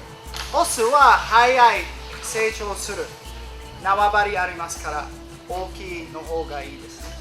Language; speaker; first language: Japanese; non-native, learner; English